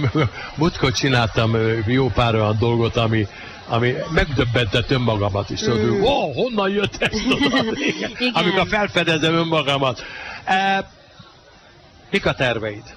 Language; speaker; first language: Hungarian; native; Hungarian